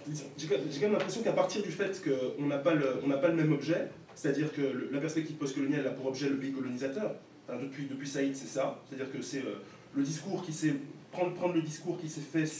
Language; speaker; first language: French; native; French